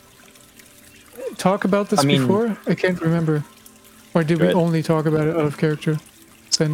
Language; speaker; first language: English; non-native, fluent; German